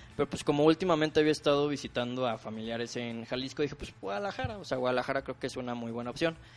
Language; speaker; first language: Spanish; native; Spanish